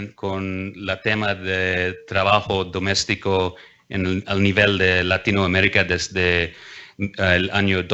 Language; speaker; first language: Spanish; non-native, fluent; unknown